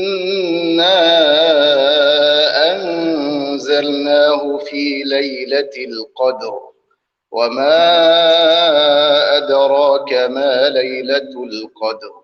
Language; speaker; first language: Arabic; native; Arabic